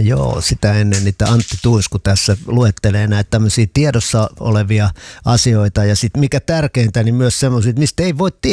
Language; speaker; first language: Finnish; native; Finnish